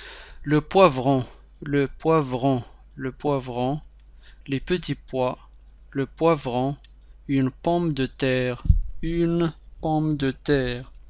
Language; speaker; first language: French; non-native, fluent; Arabic